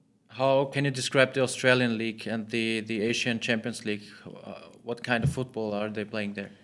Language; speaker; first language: English; non-native, fluent; German